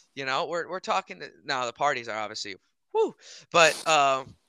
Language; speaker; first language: English; early bilingual, other home language; Hindi